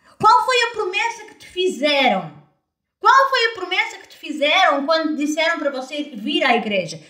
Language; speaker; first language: Portuguese; native; Portuguese